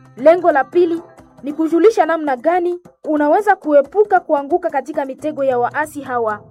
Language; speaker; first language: Swahili; non-native, local second language; Nande